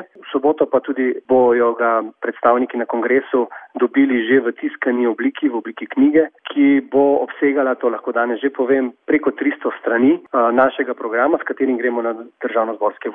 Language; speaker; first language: Slovenian; native; Slovenian